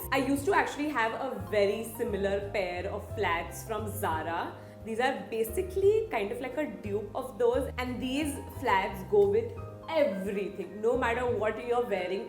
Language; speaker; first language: English; non-native, local second language; Hindi